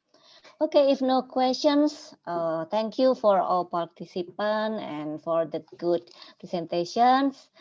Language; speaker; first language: English; non-native, learner; Indonesian